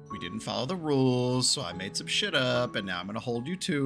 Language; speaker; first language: English; native; English